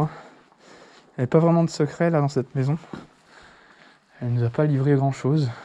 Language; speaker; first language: French; native; French